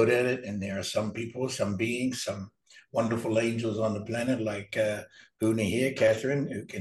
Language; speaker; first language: English; native; English